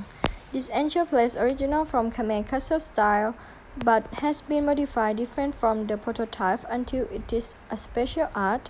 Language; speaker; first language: English; non-native, learner; Thai